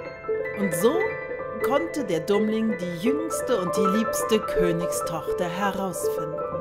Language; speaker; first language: German; native; German